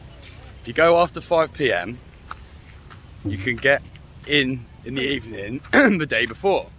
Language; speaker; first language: English; native; English